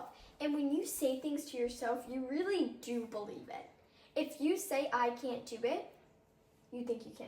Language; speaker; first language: English; native; English